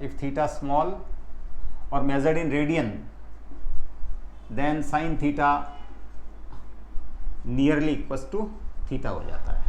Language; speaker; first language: Hindi; native; Hindi